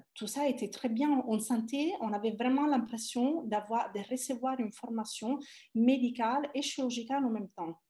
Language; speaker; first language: French; non-native, fluent; Italian